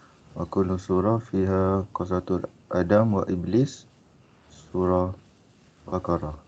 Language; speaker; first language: Arabic; non-native, learner; Malay